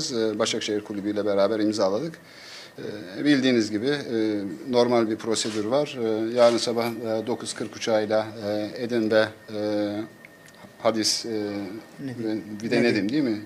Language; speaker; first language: Turkish; native; Turkish